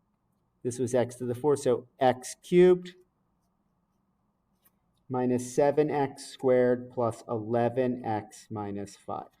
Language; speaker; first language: English; native; English